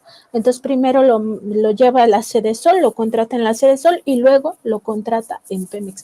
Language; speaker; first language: Spanish; native; Spanish